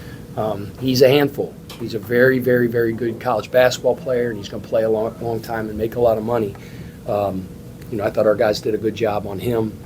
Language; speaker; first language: English; native; English